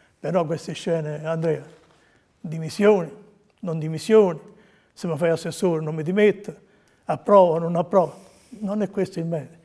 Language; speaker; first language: Italian; native; Italian